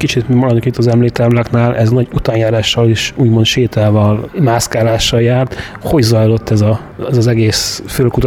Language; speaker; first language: Hungarian; native; Hungarian